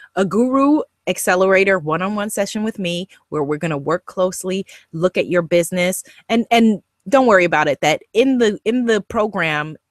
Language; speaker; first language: English; native; English